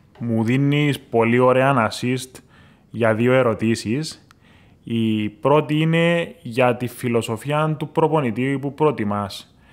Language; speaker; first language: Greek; native; Greek